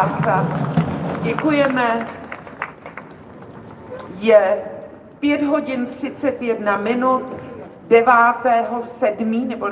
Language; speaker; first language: Czech; native; Czech